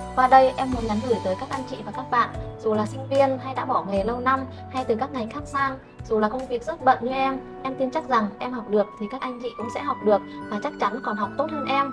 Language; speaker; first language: Vietnamese; non-native, local second language; Muong